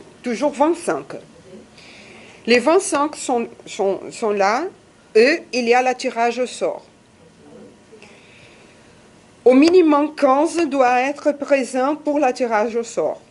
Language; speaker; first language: French; non-native, fluent; Portuguese